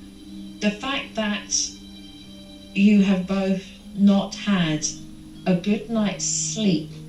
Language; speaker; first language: English; native; English